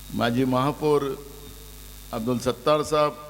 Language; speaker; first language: Hindi; non-native, local second language; Marathi